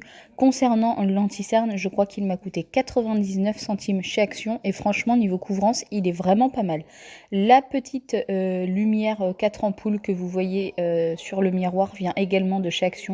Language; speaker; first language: French; native; French